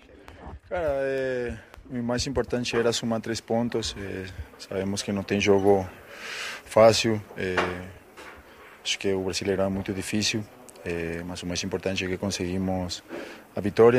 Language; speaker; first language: Portuguese; non-native, fluent; Spanish